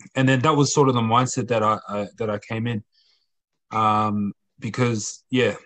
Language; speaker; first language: English; native; English